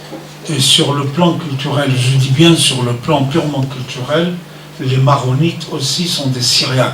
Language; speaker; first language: French; non-native, fluent; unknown